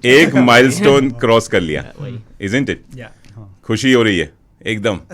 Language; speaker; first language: Hindi; native; Hindi